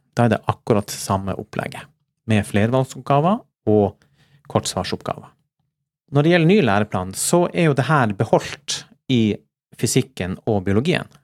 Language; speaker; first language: Norwegian; native; Norwegian